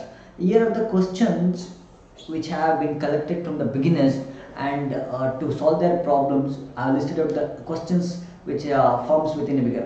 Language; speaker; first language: English; non-native, local second language; Kannada